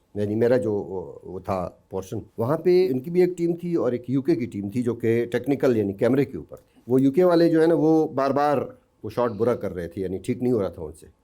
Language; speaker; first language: Urdu; non-native, local second language; Baluchi